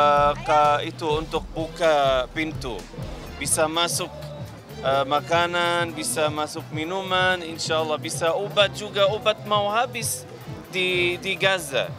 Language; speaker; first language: Indonesian; non-native, learner; Arabic